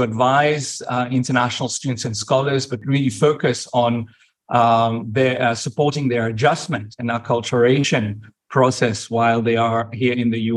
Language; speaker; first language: English; non-native, fluent; Morisyen